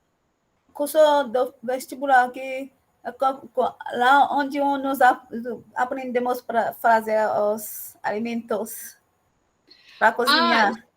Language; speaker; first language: Portuguese; non-native, learner; Haitian Creole